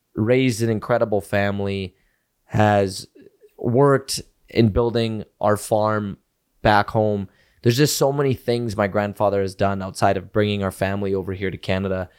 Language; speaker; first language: English; early bilingual, other home language; Punjabi